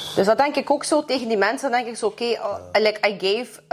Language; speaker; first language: Dutch; early bilingual, other home language; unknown